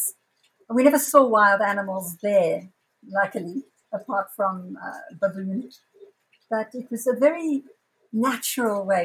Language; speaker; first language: English; native; English